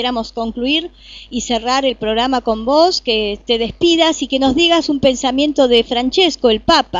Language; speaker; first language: Spanish; native; Spanish